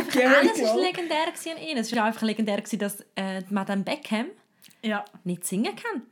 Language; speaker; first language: German; native; German